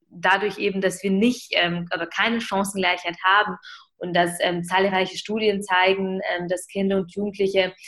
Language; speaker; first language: German; early bilingual, other home language; Ukrainian